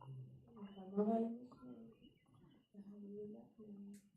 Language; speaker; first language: German; non-native, learner; Portuguese